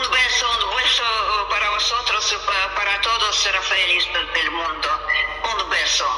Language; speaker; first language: Spanish; non-native, learner; Russian